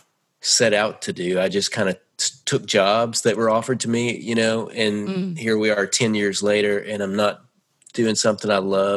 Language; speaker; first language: English; native; English